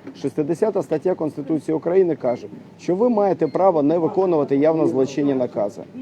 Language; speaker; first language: Ukrainian; native; Ukrainian